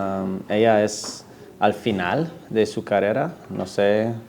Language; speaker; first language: Spanish; non-native, fluent; English